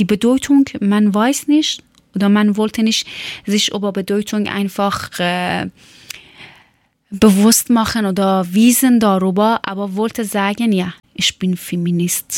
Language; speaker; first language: German; non-native, learner; Persian